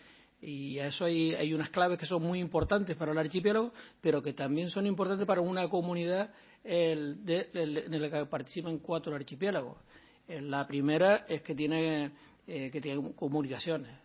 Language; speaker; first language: Spanish; native; Spanish